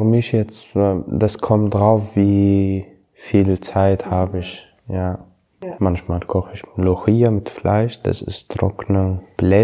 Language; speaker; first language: German; non-native, learner; Arabic